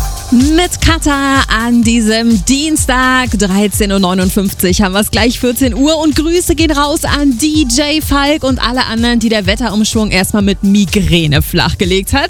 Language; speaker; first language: German; native; German